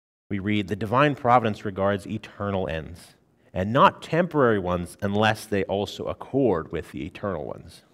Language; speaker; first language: English; native; English